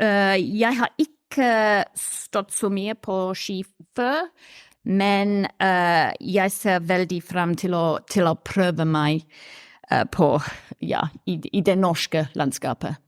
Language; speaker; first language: Norwegian; non-native, fluent; English